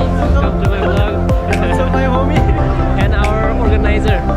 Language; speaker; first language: English; non-native, fluent; Nepali